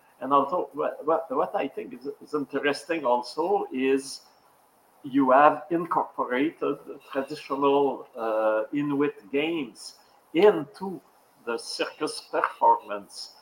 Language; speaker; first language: English; non-native, local second language; French